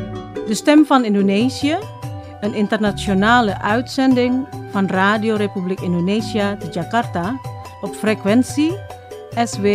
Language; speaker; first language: Dutch; non-native, fluent; Indonesian